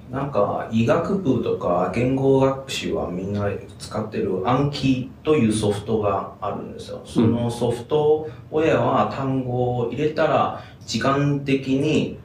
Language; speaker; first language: Japanese; non-native, fluent; Chinese